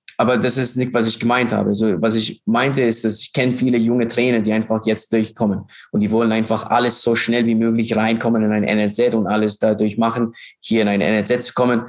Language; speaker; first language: German; non-native, fluent; English